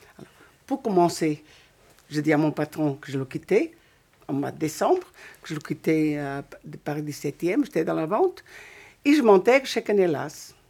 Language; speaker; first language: French; non-native, fluent; Portuguese